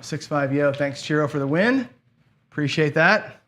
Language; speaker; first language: English; native; English